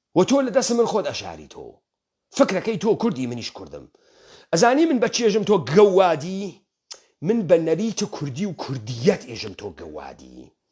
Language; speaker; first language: Central Kurdish; native; Central Kurdish